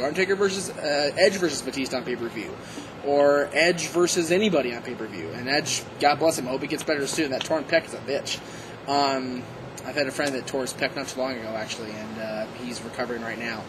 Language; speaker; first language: English; native; English